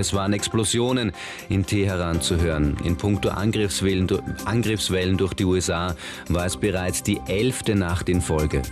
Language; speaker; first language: German; native; German